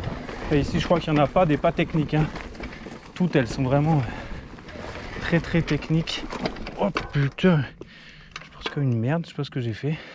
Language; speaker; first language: French; native; French